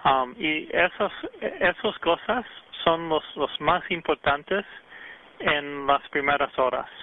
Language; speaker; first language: Spanish; early bilingual, heritage; English